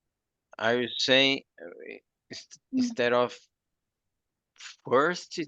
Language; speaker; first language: English; non-native, fluent; Portuguese